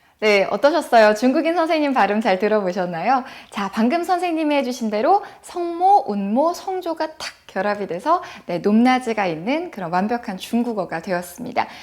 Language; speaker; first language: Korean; native; Korean